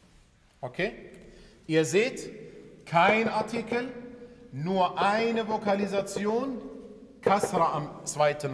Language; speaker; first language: German; early bilingual, other home language; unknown